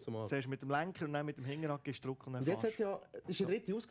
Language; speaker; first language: German; native; German